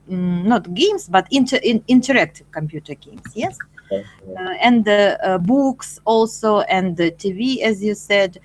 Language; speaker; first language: English; non-native, fluent; Russian